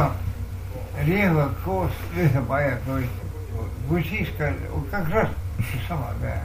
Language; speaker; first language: Estonian; non-native, local second language; Russian